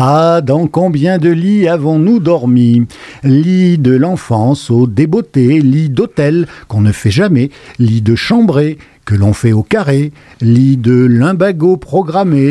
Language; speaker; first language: French; native; French